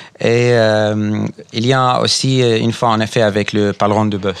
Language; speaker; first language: French; non-native, fluent; Arabic